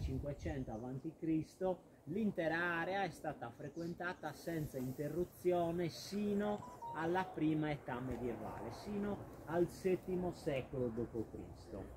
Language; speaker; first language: Italian; native; Italian